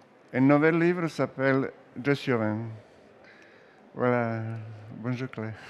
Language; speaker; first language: French; non-native, learner; Serbian